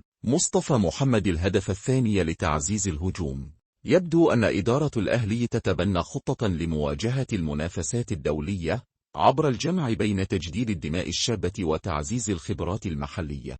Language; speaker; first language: Arabic; native; Arabic